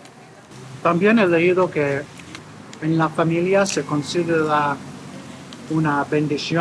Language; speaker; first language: Spanish; non-native, learner; English